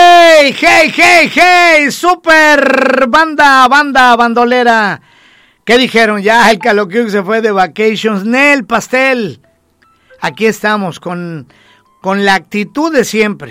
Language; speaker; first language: Spanish; native; Spanish